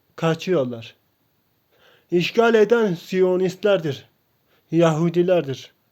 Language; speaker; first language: Turkish; non-native, local second language; Kurdish